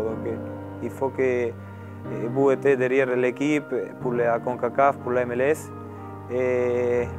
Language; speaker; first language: French; non-native, learner; Spanish